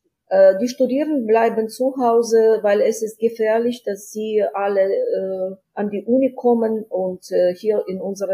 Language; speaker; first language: German; non-native, fluent; Ukrainian